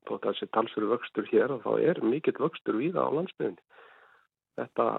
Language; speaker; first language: Icelandic; native; Icelandic